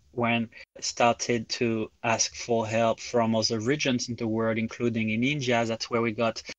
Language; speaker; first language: English; non-native, fluent; French